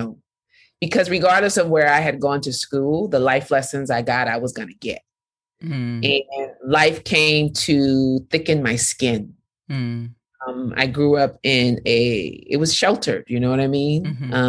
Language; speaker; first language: English; native; English